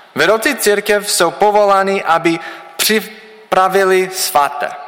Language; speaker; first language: Czech; non-native, learner; English